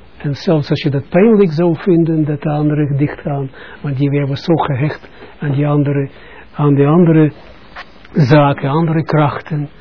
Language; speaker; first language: Dutch; non-native, fluent; Russian